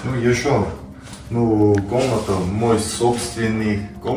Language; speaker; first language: Russian; non-native, learner; Armenian